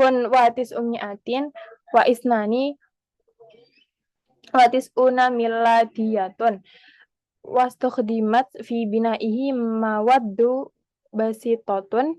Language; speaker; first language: Arabic; non-native, learner; Indonesian